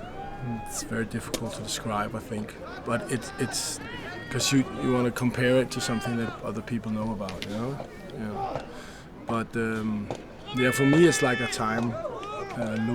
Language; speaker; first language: English; non-native, fluent; Danish